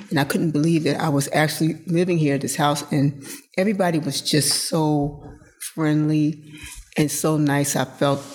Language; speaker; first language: English; native; English